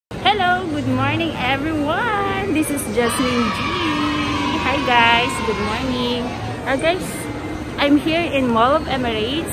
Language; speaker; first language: English; non-native, learner; Filipino